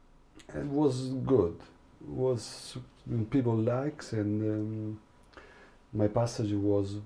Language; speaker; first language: English; non-native, learner; Italian